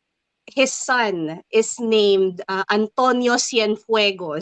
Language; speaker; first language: English; non-native, local second language; Filipino